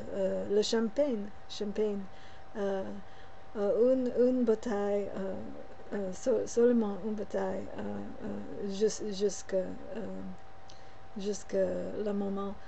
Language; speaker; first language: French; non-native, learner; English